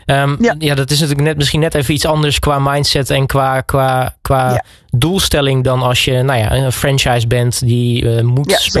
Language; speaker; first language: Dutch; native; Dutch